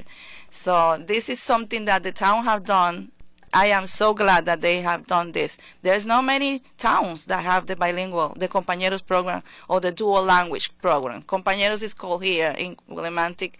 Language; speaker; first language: English; non-native, fluent; Spanish